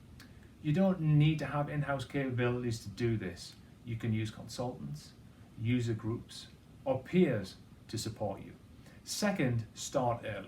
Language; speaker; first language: English; native; English